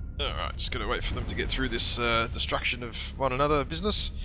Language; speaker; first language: English; native; English